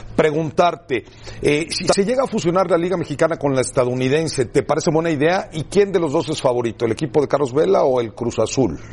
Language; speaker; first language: Spanish; native; Spanish